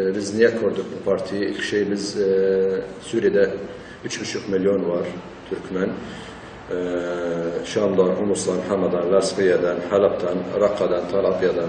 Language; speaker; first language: Turkish; early bilingual, heritage; Turkish